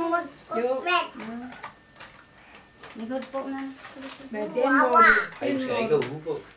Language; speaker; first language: Danish; non-native, learner; Filipino